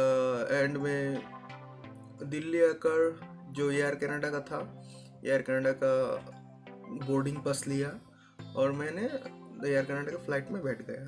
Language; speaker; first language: Hindi; non-native, local second language; Bangla